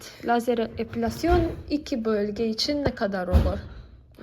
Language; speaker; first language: Turkish; non-native, learner; Bosnian